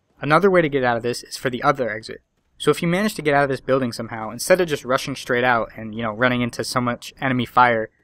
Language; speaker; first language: English; native; English